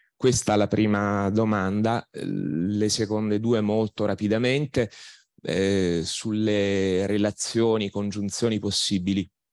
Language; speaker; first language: Italian; native; Italian